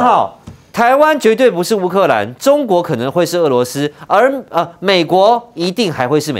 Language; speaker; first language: Chinese; native; Chinese